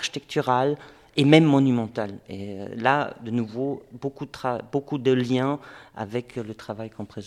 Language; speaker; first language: French; non-native, fluent; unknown